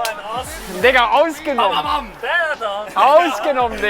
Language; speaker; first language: German; native; German